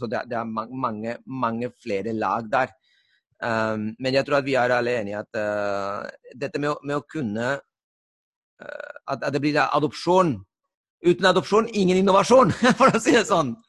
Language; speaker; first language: Norwegian; non-native, fluent; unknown